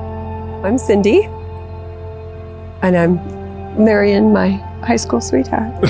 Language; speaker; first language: English; native; English